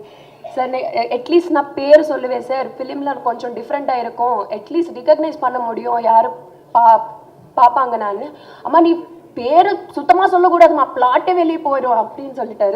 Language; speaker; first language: Tamil; non-native, learner; Telugu